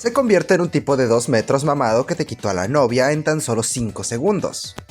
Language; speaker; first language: Spanish; native; Spanish